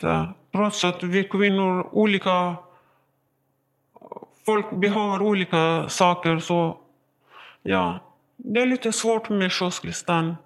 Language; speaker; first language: Swedish; non-native, learner; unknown